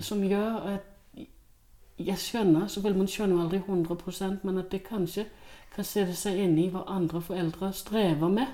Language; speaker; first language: Norwegian; non-native, fluent; Danish